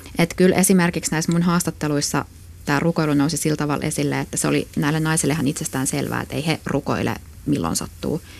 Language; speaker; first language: Finnish; native; Finnish